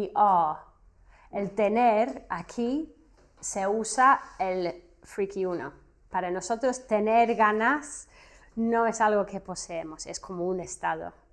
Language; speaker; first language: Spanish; non-native, fluent; English